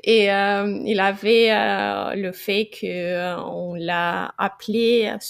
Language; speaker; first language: French; non-native, fluent; Ukrainian